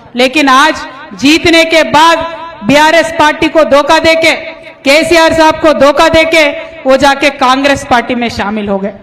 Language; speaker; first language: Hindi; non-native, local second language; Telugu